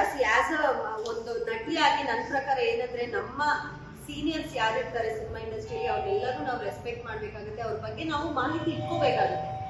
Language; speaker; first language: Kannada; non-native, local second language; Kodava